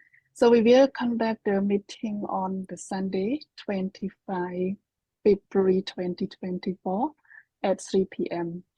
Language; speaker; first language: English; non-native, learner; Khmer